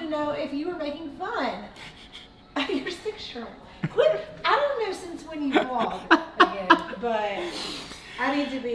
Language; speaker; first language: English; native; English